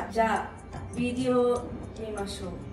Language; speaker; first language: Japanese; non-native, learner; Sinhala